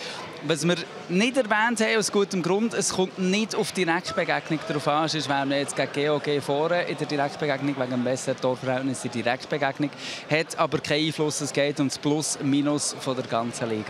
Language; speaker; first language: German; native; German